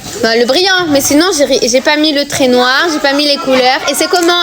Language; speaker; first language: French; native; French